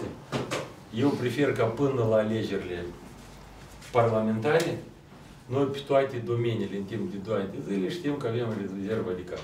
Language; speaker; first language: Romanian; non-native, local second language; Russian